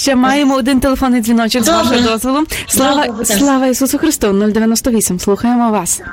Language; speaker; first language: Ukrainian; native; Ukrainian